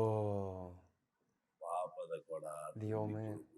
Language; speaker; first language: English; native; English